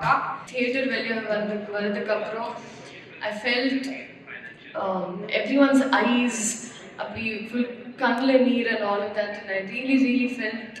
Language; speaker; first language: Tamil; non-native, fluent; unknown